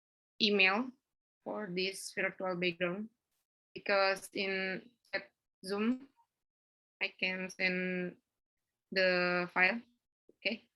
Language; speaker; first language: English; non-native, learner; Indonesian